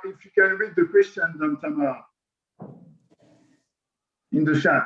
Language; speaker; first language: English; non-native, learner; French